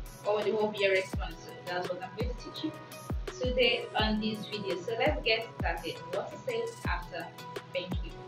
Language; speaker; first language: English; non-native, local second language; Yoruba